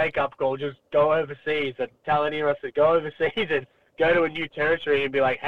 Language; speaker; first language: English; native; English